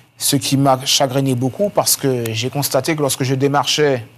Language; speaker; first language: French; native; French